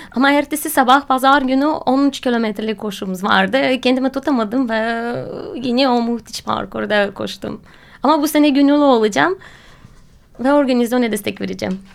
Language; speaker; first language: Turkish; non-native, fluent; Russian